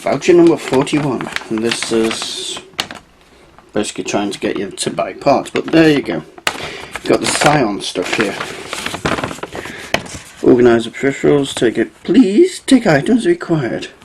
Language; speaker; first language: English; native; English